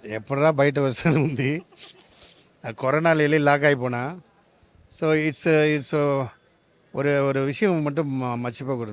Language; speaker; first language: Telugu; non-native, local second language; Tamil